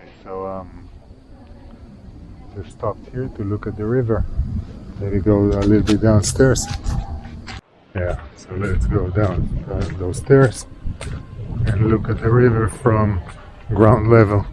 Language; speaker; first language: English; non-native, fluent; Hebrew